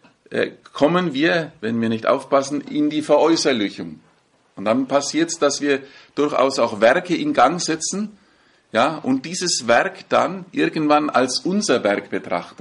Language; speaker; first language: German; native; German